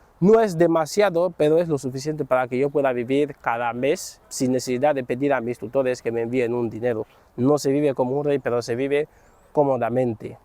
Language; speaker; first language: Spanish; native; Spanish